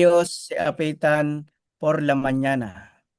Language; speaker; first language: Spanish; non-native, learner; Filipino